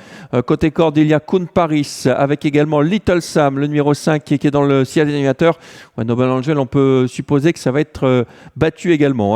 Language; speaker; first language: French; native; French